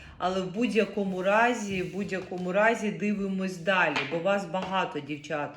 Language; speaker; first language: Ukrainian; non-native, local second language; Russian